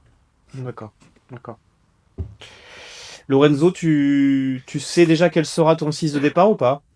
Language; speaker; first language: French; native; French